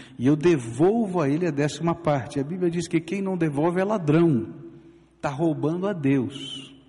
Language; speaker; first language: Portuguese; native; Portuguese